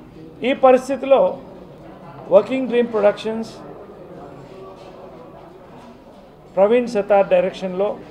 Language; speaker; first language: Telugu; native; Telugu